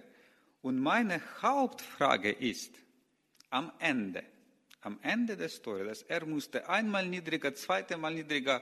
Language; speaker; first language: German; non-native, learner; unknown